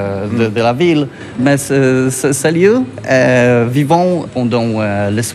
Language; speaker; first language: French; non-native, learner; Polish